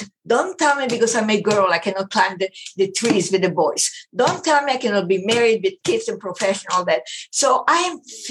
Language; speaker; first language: English; non-native, fluent; German